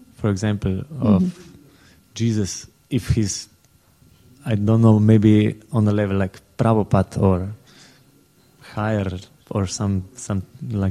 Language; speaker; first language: English; non-native, fluent; Slovenian